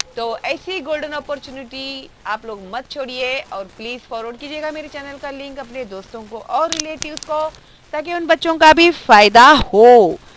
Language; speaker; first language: Hindi; non-native, local second language; Marathi